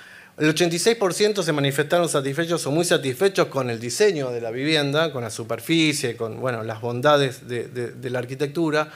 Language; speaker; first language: Spanish; native; Spanish